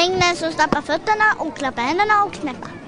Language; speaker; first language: Swedish; early bilingual, other home language; Bosnian